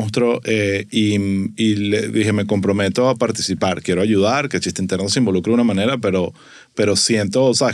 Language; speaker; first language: Spanish; native; Spanish